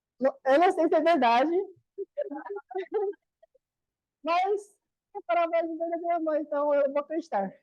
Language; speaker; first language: Portuguese; non-native, learner; Korean